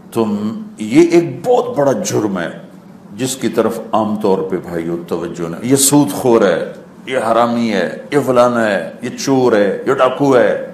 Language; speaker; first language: Urdu; non-native, local second language; Punjabi